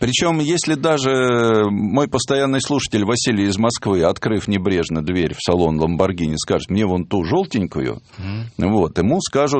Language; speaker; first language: Russian; native; Russian